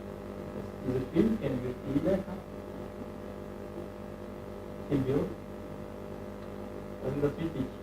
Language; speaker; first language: German; non-native, learner; Turkish